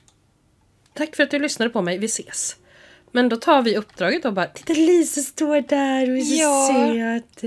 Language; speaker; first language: Swedish; native; Swedish